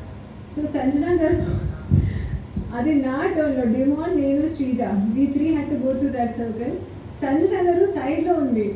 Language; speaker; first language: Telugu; non-native, learner; Hindi